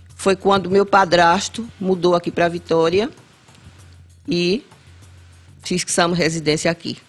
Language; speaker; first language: Portuguese; native; Portuguese